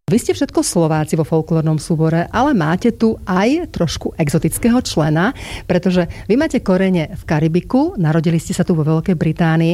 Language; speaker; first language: Slovak; native; Slovak